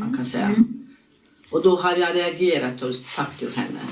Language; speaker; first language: Swedish; non-native, learner; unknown